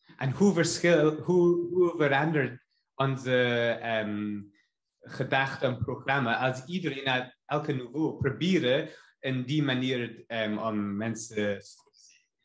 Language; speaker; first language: Dutch; non-native, learner; English